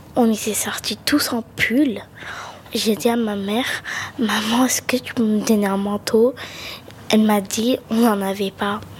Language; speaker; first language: French; early bilingual, other home language; Arabic